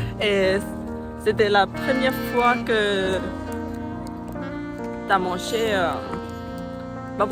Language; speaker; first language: French; non-native, learner; Thai